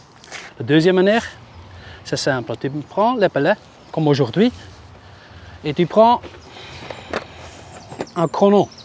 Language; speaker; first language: French; non-native, local second language; Dutch